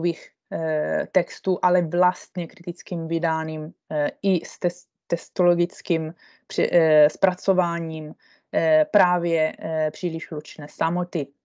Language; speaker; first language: Czech; non-native, fluent; Italian